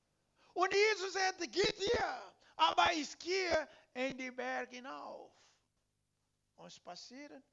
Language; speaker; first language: German; non-native, learner; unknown